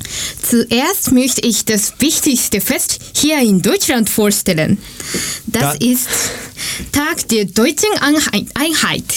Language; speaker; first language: German; non-native, learner; Japanese